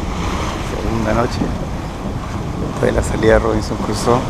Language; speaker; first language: Spanish; native; Spanish